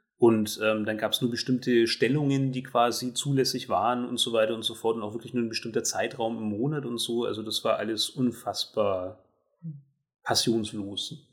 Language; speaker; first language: German; native; German